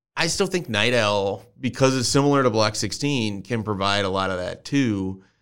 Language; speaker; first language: English; native; English